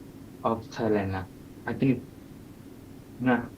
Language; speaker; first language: English; non-native, learner; Thai